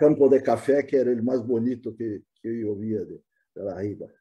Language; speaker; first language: Spanish; non-native, fluent; Portuguese